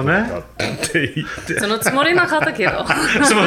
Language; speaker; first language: Japanese; non-native, fluent; English